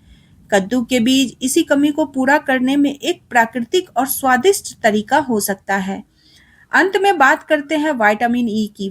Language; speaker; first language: Hindi; native; Hindi